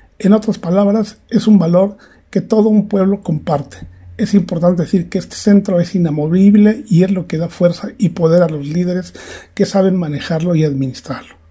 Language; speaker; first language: Spanish; native; Spanish